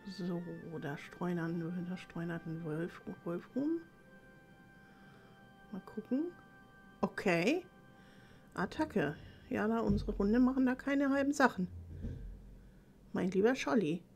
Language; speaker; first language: German; native; German